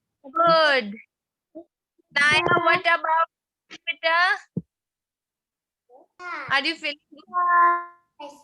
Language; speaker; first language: English; non-native, fluent; Urdu